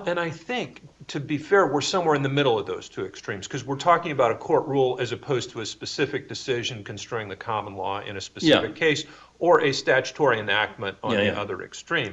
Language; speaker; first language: English; native; English